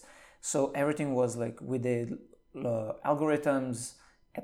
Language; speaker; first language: English; non-native, fluent; Slovenian